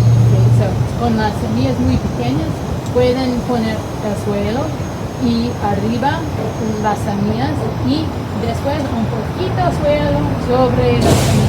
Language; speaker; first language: Spanish; non-native, learner; English